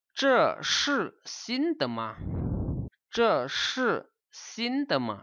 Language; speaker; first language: Chinese; non-native, fluent; Lao